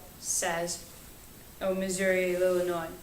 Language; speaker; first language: French; non-native, learner; English